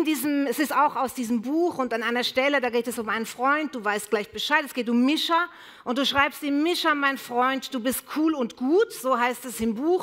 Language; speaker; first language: German; native; German